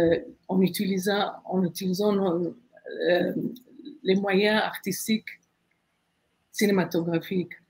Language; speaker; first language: French; non-native, fluent; Arabic